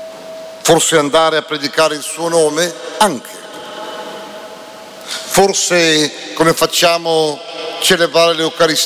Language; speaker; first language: Italian; native; Italian